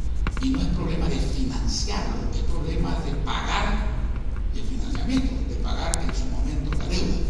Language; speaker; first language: Spanish; native; Spanish